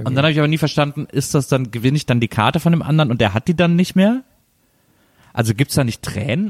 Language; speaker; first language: German; native; German